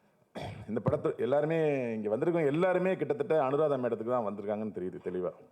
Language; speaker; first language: Tamil; native; Tamil